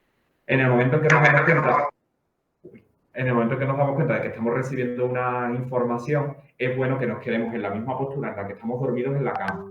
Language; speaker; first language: Spanish; native; Spanish